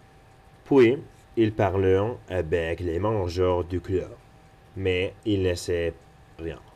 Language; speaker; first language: French; non-native, learner; Spanish